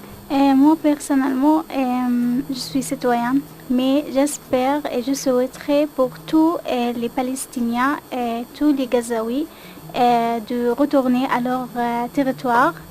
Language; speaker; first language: French; non-native, learner; Arabic